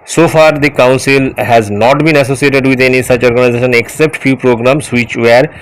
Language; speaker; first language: English; non-native, local second language; Bangla